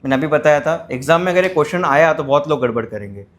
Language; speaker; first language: Hindi; non-native, local second language; Marathi